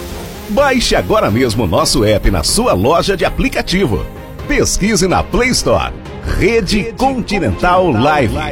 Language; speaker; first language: Portuguese; native; Portuguese